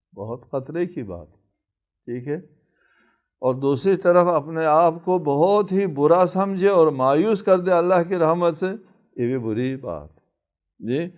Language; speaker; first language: Urdu; non-native, local second language; Balti